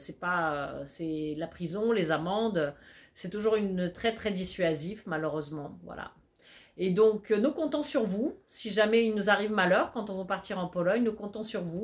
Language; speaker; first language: French; early bilingual, other home language; Polish